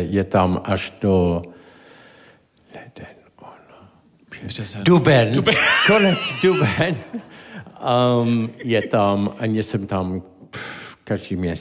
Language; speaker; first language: Czech; non-native, learner; English